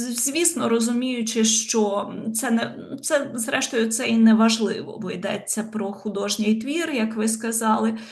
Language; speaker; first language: Ukrainian; native; Ukrainian